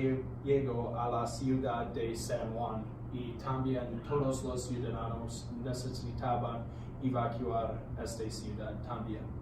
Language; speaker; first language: Spanish; non-native, learner; English